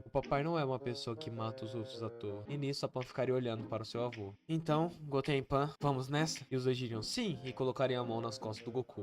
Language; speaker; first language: Portuguese; native; Portuguese